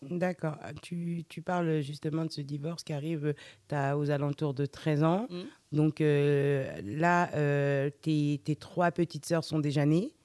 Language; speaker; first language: French; early bilingual, other home language; Fula